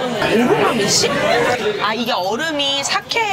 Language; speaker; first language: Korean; native; Korean